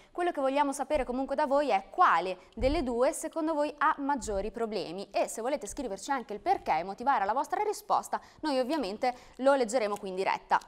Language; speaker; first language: Italian; native; Italian